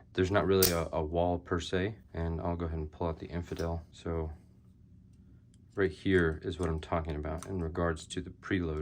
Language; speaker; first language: English; native; English